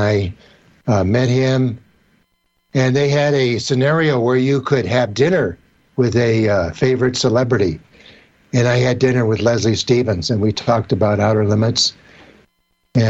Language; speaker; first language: English; native; English